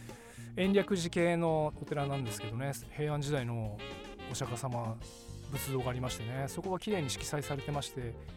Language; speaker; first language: Japanese; native; Japanese